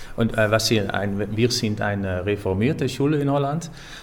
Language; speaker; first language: German; non-native, learner; Dutch